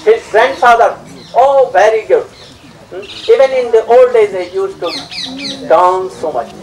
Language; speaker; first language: English; non-native, learner; Bangla